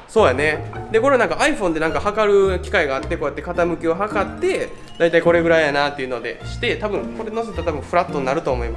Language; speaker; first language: Japanese; native; Japanese